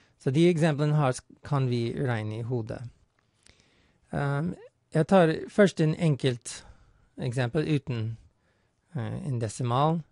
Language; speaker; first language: Norwegian; non-native, fluent; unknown